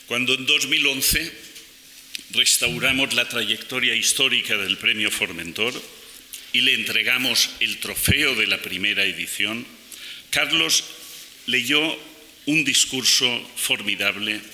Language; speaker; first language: Spanish; native; Spanish